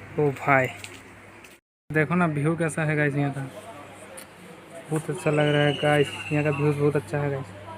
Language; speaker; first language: Hindi; non-native, local second language; Assamese